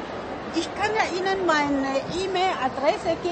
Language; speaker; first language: German; non-native, fluent; Min Nan Chinese